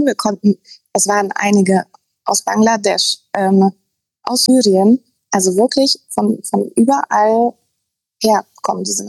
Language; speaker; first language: German; native; German